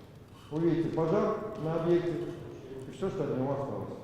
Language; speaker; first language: Russian; native; Russian